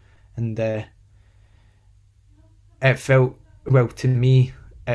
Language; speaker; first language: English; native; English